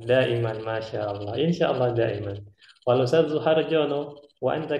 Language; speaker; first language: Arabic; non-native, fluent; Indonesian